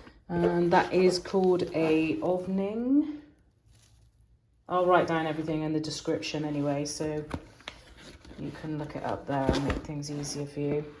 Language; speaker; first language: English; native; English